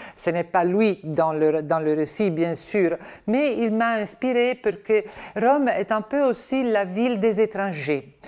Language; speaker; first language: French; non-native, fluent; Italian